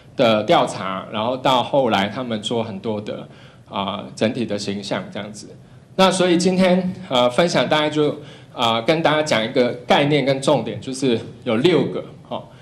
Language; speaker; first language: Chinese; non-native, local second language; Cantonese